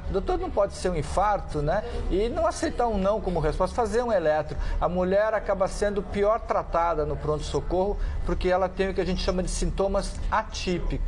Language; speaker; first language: Portuguese; native; Portuguese